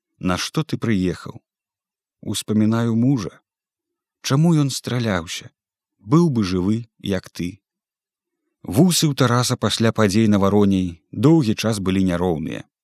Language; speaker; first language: Belarusian; native; Belarusian